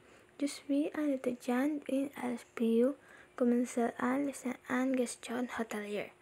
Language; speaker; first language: French; non-native, learner; Filipino